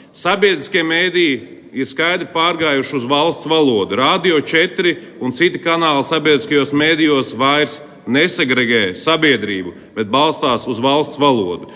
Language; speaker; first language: Latvian; native; Latvian